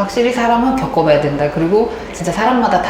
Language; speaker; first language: Korean; native; Korean